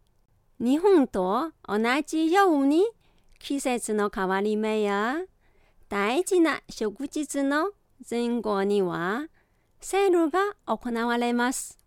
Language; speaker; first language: Japanese; non-native, fluent; Chinese